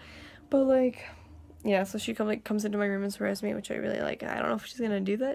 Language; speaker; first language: English; native; English